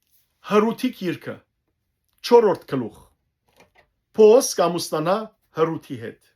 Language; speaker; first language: Armenian; native; Armenian